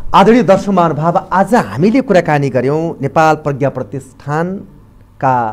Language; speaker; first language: Nepali; native; Nepali